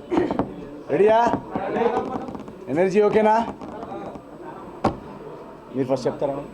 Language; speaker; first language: Telugu; native; Telugu